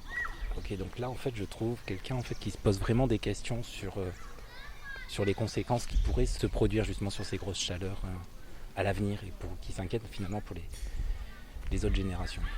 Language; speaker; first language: French; native; French